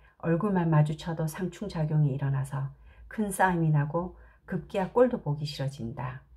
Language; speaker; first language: Korean; native; Korean